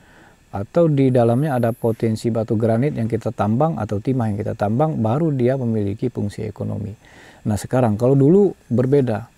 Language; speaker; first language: Indonesian; non-native, local second language; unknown